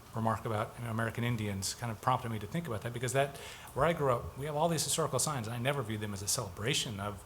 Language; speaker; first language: English; native; English